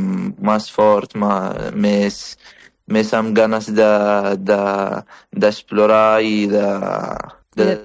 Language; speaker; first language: Catalan; non-native, fluent; Arabic